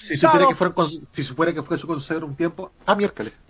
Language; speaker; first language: Spanish; native; Spanish